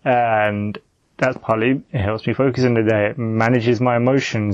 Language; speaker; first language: English; native; English